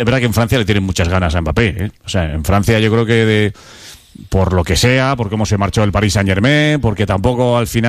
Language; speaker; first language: Spanish; native; Spanish